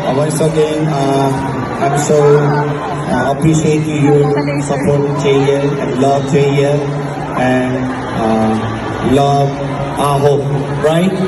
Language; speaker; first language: English; non-native, learner; Korean